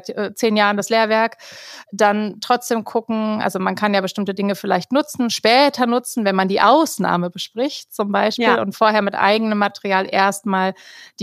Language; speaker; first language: German; native; German